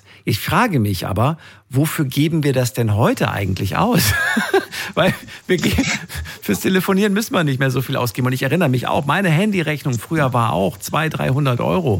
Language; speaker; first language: German; native; German